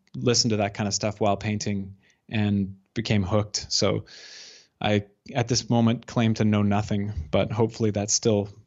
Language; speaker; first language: English; native; English